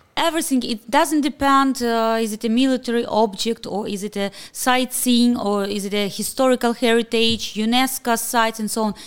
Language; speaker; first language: English; non-native, fluent; Ukrainian